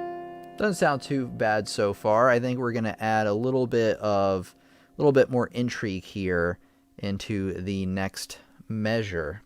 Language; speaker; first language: English; native; English